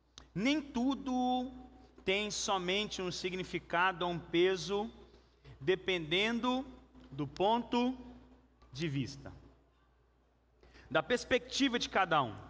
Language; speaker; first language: Portuguese; native; Portuguese